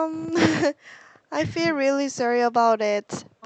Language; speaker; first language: English; non-native, learner; Korean